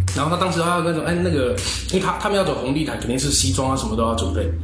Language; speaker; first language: Chinese; native; Chinese